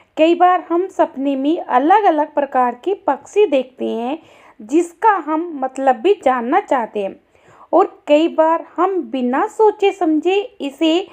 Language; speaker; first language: Hindi; native; Hindi